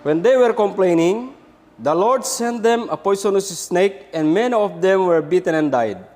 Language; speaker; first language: English; non-native, local second language; Filipino